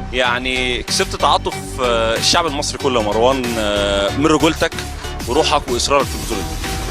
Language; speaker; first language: Arabic; native; Arabic